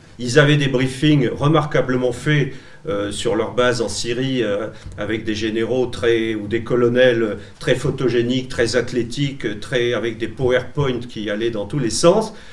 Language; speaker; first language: French; native; French